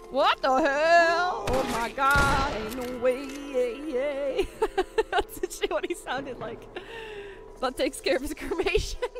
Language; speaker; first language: English; native; English